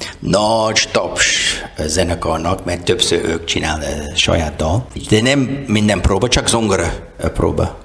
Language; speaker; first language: Hungarian; non-native, learner; English